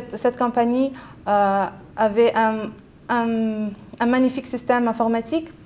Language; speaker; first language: French; non-native, local second language; Arabic